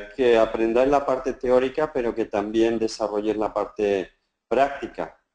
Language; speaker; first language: Spanish; native; Spanish